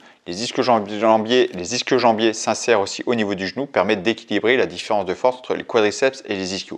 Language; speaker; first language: French; native; French